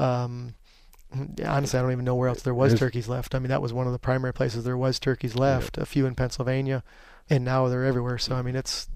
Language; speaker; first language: English; native; English